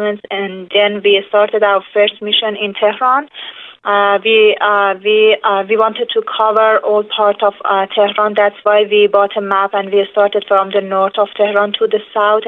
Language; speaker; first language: English; non-native, fluent; Persian